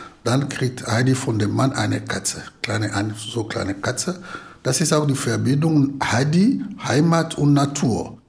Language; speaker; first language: German; non-native, fluent; Lingala